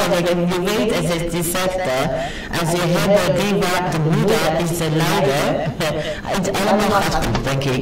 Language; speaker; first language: Dutch; non-native, learner; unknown